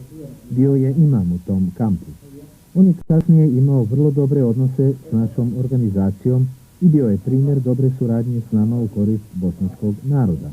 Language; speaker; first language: Bosnian; native; Bosnian